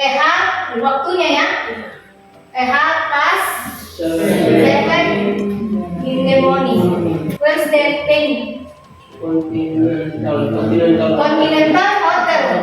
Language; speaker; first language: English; non-native, fluent; Indonesian